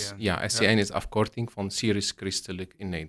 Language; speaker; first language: Dutch; non-native, learner; Arabic